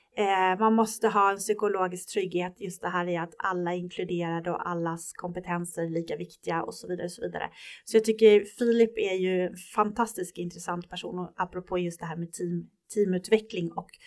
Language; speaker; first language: Swedish; native; Swedish